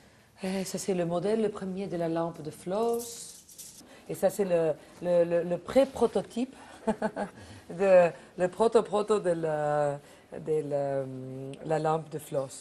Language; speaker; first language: French; non-native, fluent; Spanish